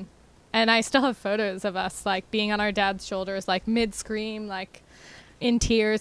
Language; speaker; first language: English; native; English